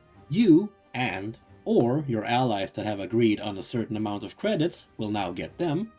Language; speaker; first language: English; non-native, fluent; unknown